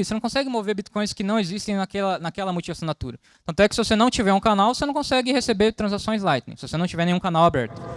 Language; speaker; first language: Portuguese; native; Portuguese